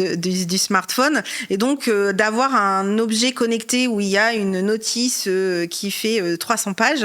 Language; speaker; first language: French; native; French